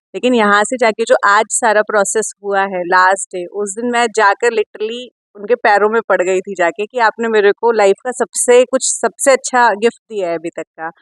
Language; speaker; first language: Hindi; native; Hindi